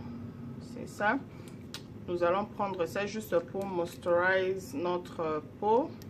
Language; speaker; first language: French; non-native, local second language; Lingala